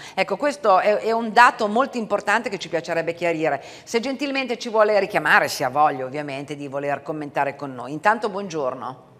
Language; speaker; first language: Italian; native; Italian